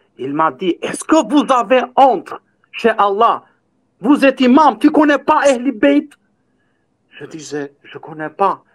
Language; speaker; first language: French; non-native, learner; Albanian